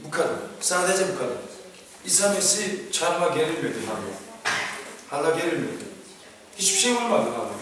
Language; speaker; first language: Turkish; non-native, fluent; Korean